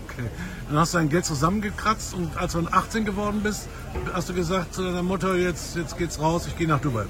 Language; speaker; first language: German; native; German